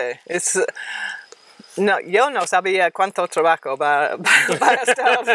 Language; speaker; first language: Spanish; non-native, fluent; English